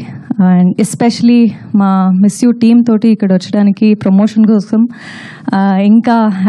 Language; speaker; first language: Telugu; non-native, fluent; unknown